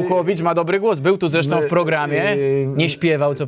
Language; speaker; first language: Polish; native; Polish